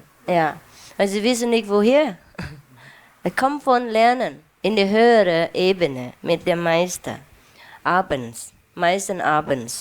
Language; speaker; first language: German; non-native, learner; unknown